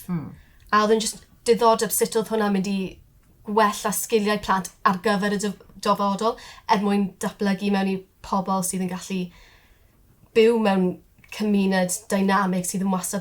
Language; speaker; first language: Welsh; non-native, local second language; English